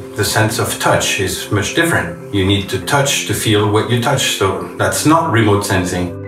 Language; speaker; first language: English; non-native, fluent; French